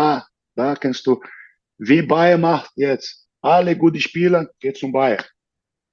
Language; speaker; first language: German; non-native, learner; Portuguese